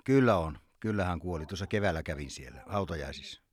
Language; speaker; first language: Finnish; native; Finnish